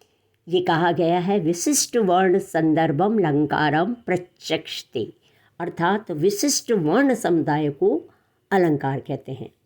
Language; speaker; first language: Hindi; native; Hindi